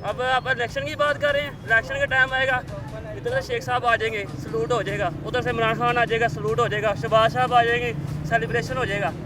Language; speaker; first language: Urdu; non-native, local second language; Punjabi